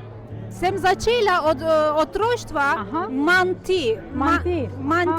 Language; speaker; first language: Slovenian; non-native, learner; Turkish